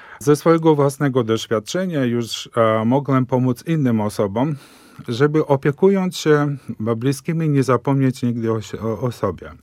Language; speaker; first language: Polish; early bilingual, heritage; Polish